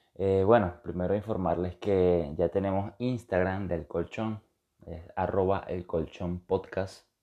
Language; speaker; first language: Spanish; native; Spanish